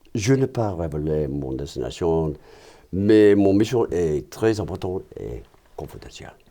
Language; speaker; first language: French; non-native, learner; English